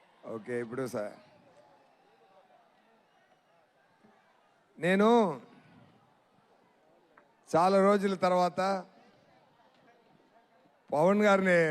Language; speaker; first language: Telugu; non-native, learner; Tamil